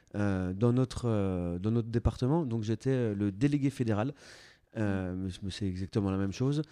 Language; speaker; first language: French; native; French